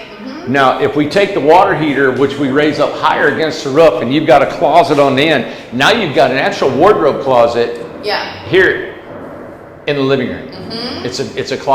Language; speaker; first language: English; native; English